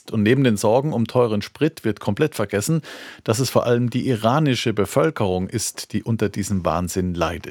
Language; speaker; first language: German; native; German